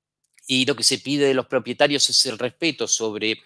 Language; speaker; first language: Spanish; native; Spanish